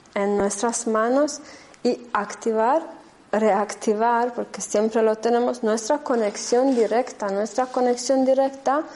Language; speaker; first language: Spanish; non-native, fluent; German